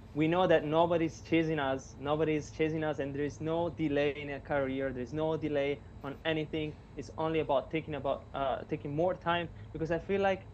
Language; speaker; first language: English; non-native, fluent; Italian